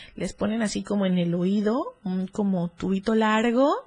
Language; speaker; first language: Spanish; native; Spanish